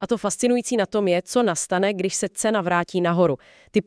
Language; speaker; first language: Czech; native; Czech